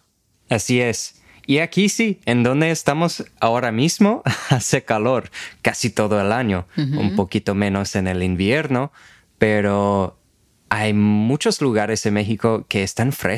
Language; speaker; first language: Spanish; non-native, fluent; English